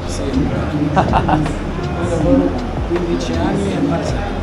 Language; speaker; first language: Italian; non-native, learner; Arabic